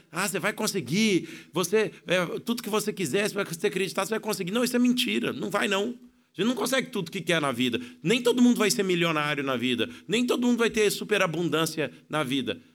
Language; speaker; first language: Portuguese; native; Portuguese